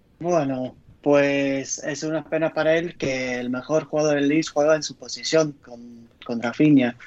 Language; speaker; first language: Spanish; non-native, fluent; English